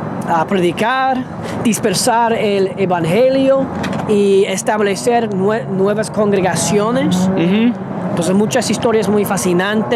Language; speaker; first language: Spanish; non-native, fluent; English